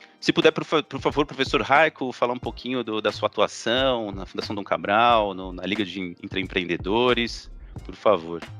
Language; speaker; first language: Portuguese; native; Portuguese